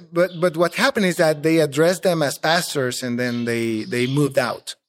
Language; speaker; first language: English; non-native, fluent; Spanish